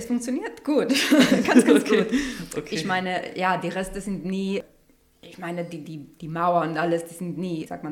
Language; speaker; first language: German; non-native, learner; Spanish